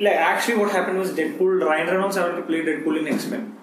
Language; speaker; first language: English; non-native, local second language; Malayalam